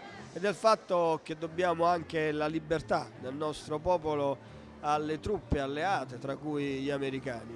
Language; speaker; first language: Italian; native; Italian